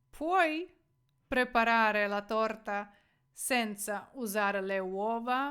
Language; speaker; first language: Italian; non-native, fluent; Ukrainian